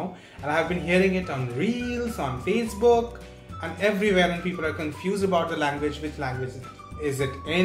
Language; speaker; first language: English; non-native, local second language; Bangla